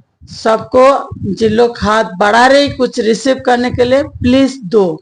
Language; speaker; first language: Hindi; non-native, local second language; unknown